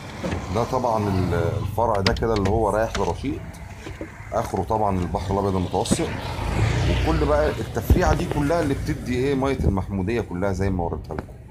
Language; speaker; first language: Arabic; native; Arabic